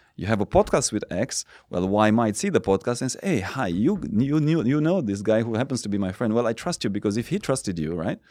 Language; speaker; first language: English; non-native, fluent; Romanian